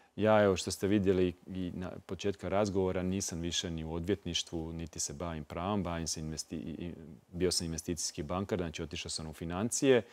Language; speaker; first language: Croatian; native; Croatian